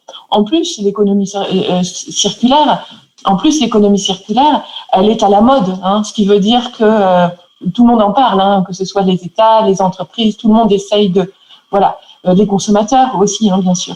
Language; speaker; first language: French; native; French